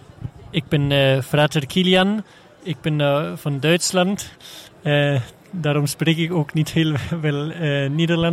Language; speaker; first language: Dutch; non-native, learner; German